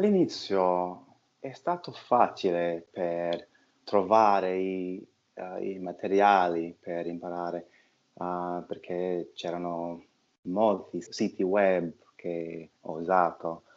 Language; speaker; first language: Italian; non-native, fluent; English